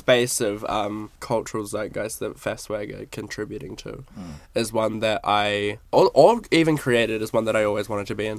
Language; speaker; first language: English; native; English